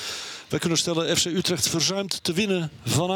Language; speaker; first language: Dutch; native; Dutch